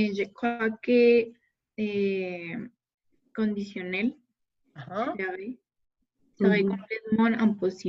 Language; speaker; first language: French; non-native, fluent; Spanish